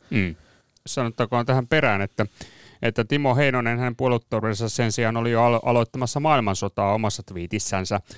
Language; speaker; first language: Finnish; native; Finnish